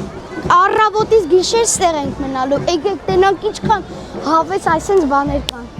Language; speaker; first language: Armenian; early bilingual, heritage; Armenian